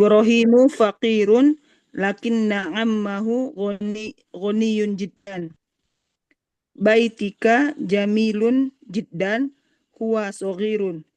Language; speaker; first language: Arabic; non-native, learner; Indonesian